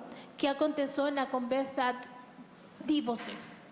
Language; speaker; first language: Portuguese; non-native, learner; Spanish